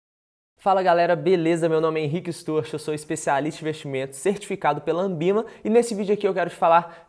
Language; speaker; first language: Portuguese; native; Portuguese